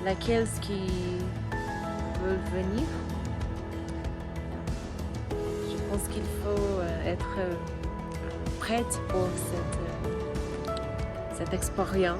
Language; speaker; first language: French; non-native, learner; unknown